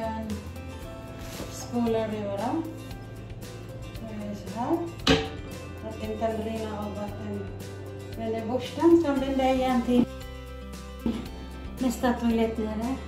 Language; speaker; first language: Swedish; non-native, learner; Cebuano